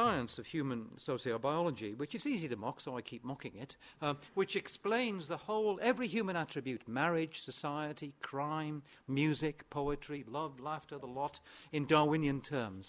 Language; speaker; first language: English; non-native, local second language; Welsh